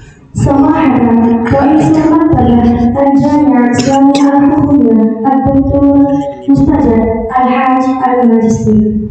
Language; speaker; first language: Arabic; non-native, learner; Indonesian